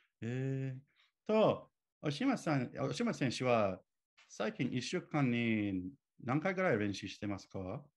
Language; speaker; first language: Japanese; non-native, learner; English